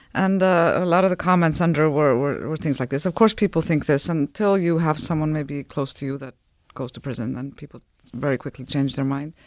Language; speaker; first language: English; non-native, fluent; Icelandic